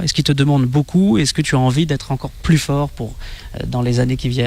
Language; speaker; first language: French; native; French